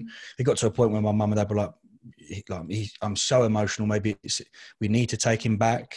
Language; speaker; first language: English; native; English